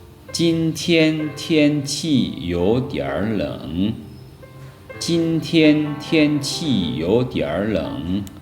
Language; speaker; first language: Chinese; non-native, fluent; Lao